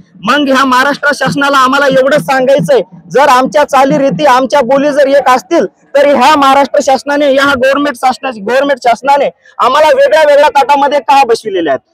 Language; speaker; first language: Marathi; non-native, local second language; Lambadi